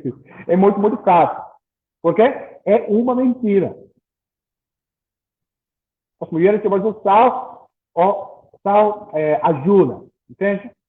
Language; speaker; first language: Portuguese; non-native, learner; English